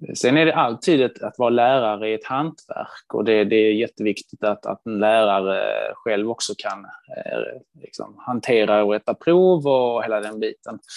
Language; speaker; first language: Swedish; early bilingual, other home language; Hebrew